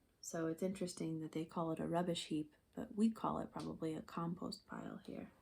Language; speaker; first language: English; native; English